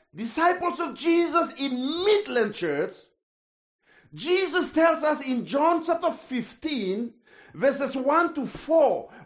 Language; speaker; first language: English; non-native, fluent; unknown